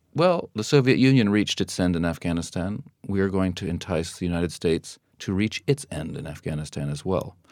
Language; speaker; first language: English; native; English